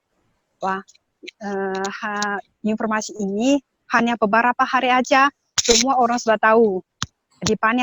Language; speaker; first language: Indonesian; non-native, learner; Chinese